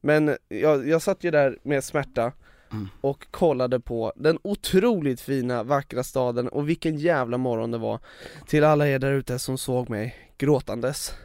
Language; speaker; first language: Swedish; native; Swedish